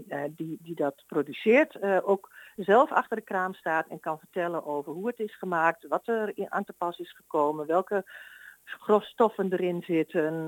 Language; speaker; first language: Dutch; native; Dutch